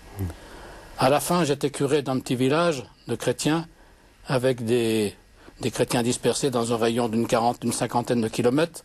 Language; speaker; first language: French; native; French